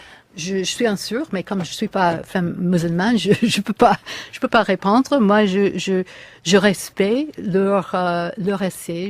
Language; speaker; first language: French; non-native, fluent; English